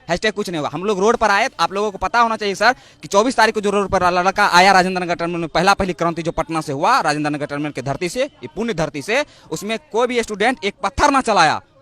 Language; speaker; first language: Hindi; native; Hindi